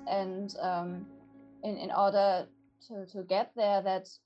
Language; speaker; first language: English; non-native, fluent; German